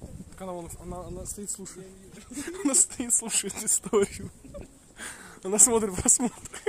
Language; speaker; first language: Russian; native; Russian